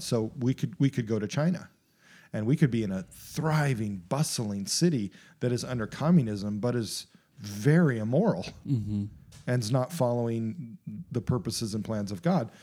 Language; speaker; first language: English; native; English